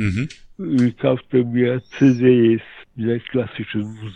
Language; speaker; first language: German; non-native, fluent; Polish